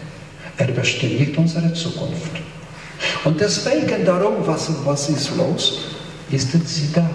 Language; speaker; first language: German; non-native, fluent; Polish